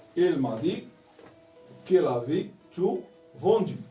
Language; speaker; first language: French; non-native, local second language; Arabic